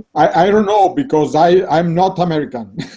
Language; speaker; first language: English; non-native, learner; Italian